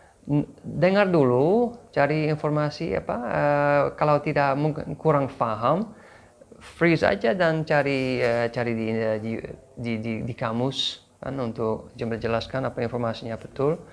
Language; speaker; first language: Indonesian; non-native, fluent; English